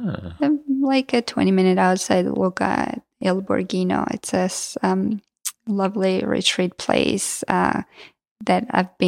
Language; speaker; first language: English; non-native, fluent; Georgian